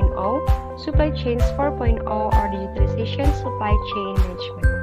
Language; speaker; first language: English; non-native, learner; Indonesian